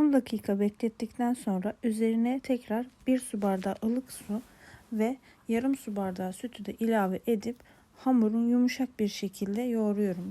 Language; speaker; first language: Turkish; native; Turkish